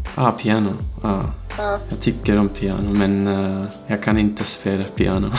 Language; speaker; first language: Swedish; non-native, learner; Dutch